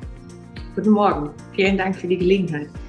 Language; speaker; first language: German; native; German